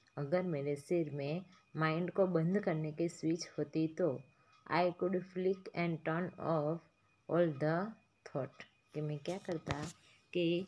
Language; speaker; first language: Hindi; non-native, local second language; Gujarati